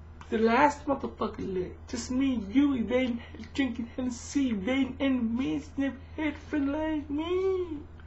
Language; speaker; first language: English; early bilingual, other home language; Vietnamese